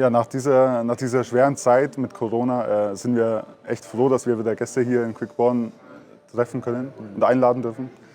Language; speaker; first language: German; native; German